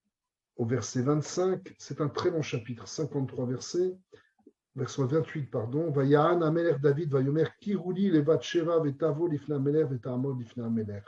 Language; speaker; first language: French; native; French